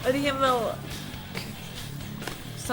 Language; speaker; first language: Welsh; non-native, local second language; English